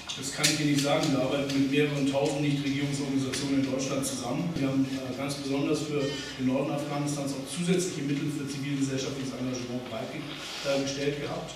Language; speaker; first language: German; native; German